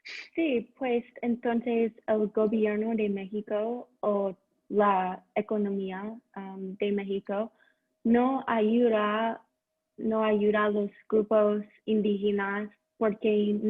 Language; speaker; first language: Spanish; non-native, learner; English